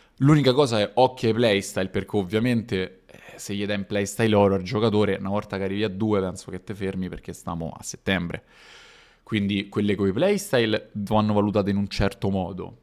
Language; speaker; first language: Italian; native; Italian